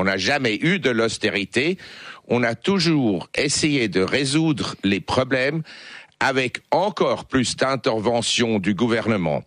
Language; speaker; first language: French; non-native, local second language; Swiss German